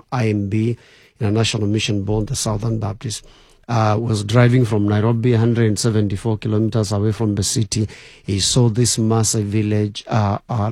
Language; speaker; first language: English; non-native, local second language; Masai